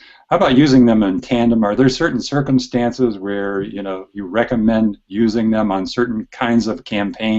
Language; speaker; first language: English; native; English